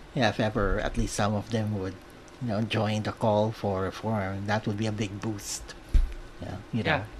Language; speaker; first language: English; non-native, local second language; Filipino